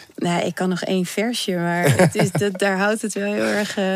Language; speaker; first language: Dutch; early bilingual, other home language; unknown